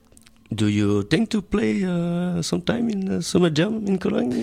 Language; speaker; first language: English; non-native, learner; French